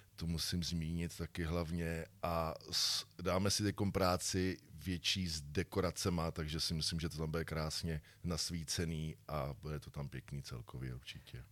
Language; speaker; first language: Czech; native; Czech